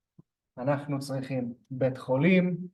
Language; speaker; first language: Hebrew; non-native, fluent; English